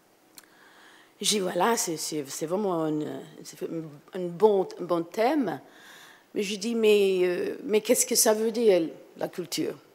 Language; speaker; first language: French; non-native, fluent; English